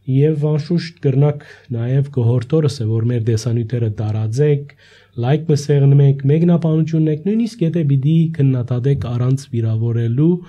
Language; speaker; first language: Armenian; early bilingual, heritage; Armenian